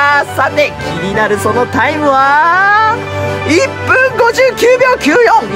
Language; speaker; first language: Japanese; native; Japanese